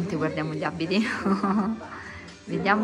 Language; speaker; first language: Italian; native; Italian